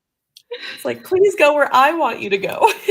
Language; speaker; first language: English; native; English